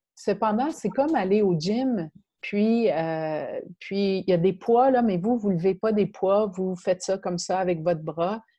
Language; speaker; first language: French; native; French